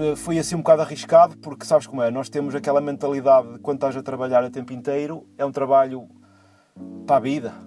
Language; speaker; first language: Portuguese; native; Portuguese